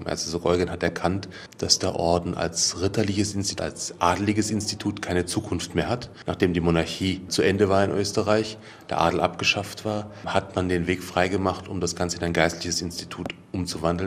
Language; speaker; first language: German; native; German